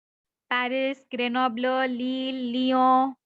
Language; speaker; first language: French; non-native, fluent; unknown